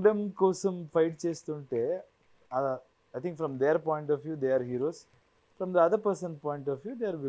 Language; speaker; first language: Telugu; non-native, fluent; Kannada